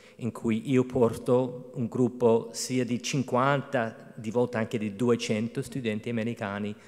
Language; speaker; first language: Italian; non-native, fluent; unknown